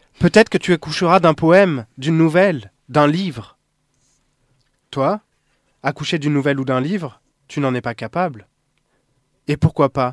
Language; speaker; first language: French; native; French